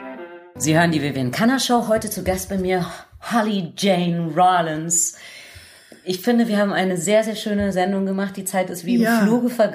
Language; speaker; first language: German; native; German